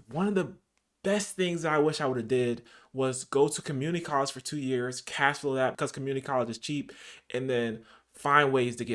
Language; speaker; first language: English; native; English